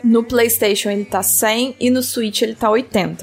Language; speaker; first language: Portuguese; native; Portuguese